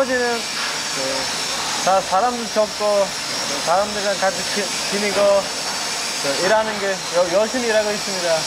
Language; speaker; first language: Korean; non-native, learner; Uzbek